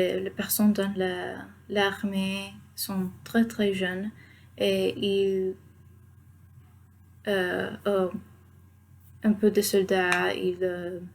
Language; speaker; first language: French; non-native, fluent; Spanish